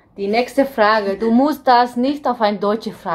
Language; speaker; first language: German; non-native, fluent; Romanian